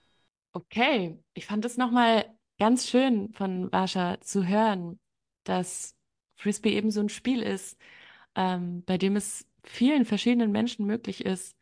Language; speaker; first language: German; native; German